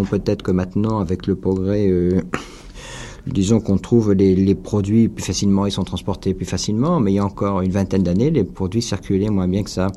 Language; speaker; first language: French; native; French